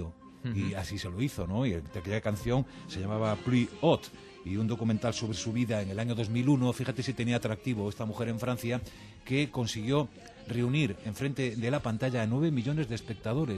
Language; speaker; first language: Spanish; native; Spanish